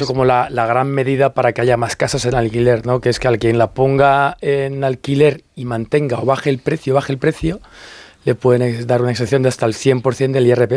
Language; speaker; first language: Spanish; native; Spanish